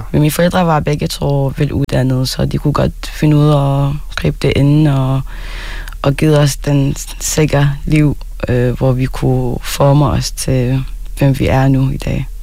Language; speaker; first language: Danish; non-native, fluent; Arabic